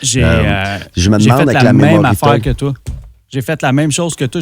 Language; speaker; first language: French; native; French